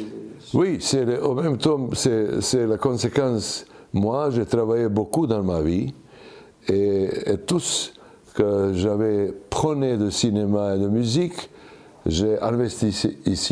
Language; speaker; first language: French; non-native, learner; Serbian